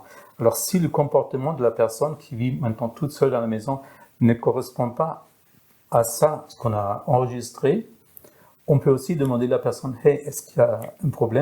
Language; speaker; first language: French; non-native, fluent; German